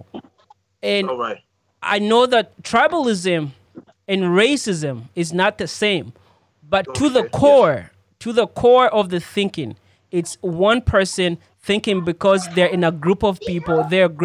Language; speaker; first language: English; non-native, local second language; Ganda